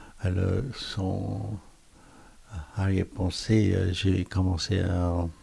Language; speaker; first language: French; non-native, fluent; Korean